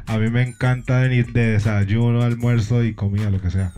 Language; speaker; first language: Spanish; early bilingual, heritage; Spanish